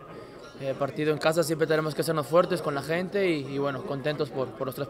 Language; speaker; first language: Spanish; native; Spanish